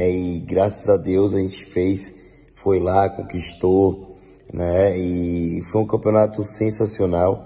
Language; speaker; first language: Portuguese; native; Portuguese